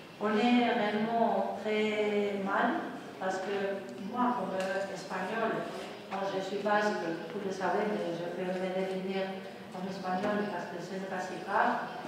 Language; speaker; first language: French; non-native, fluent; Spanish